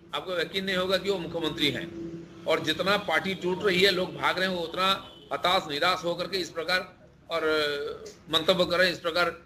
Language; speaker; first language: Hindi; non-native, local second language; Bangla